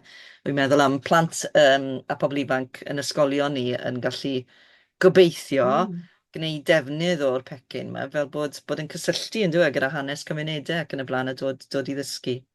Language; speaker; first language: Welsh; native; Welsh